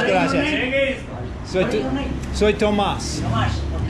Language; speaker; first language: Spanish; non-native, learner; English